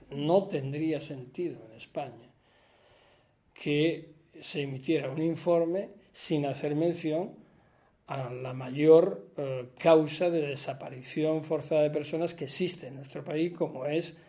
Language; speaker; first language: Spanish; native; Spanish